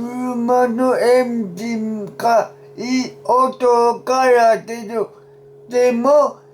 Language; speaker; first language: Japanese; non-native, learner; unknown